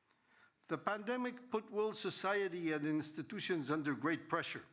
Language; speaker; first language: English; non-native, fluent; Spanish